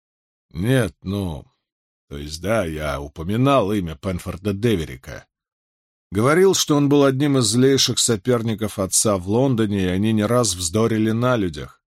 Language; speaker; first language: Russian; native; Russian